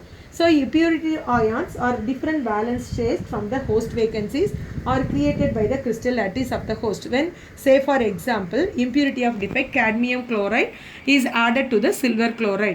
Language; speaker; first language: English; non-native, local second language; Tamil